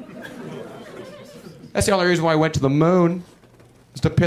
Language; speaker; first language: English; native; English